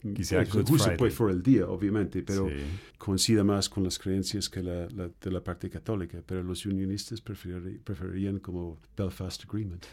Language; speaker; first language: Spanish; non-native, fluent; English